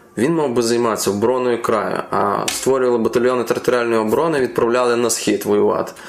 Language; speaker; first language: Ukrainian; native; Ukrainian